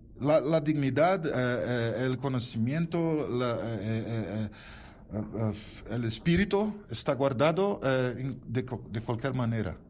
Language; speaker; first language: Spanish; non-native, learner; Portuguese